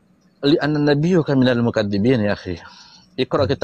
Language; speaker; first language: Arabic; non-native, learner; Indonesian